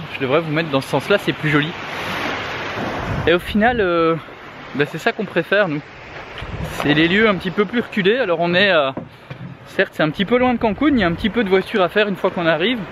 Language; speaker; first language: French; native; French